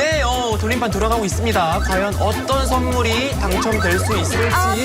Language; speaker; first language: Korean; native; Korean